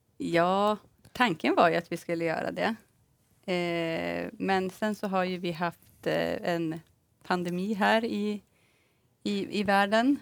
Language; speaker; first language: Swedish; native; Swedish